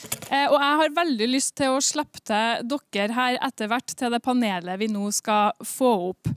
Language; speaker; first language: Norwegian; native; Norwegian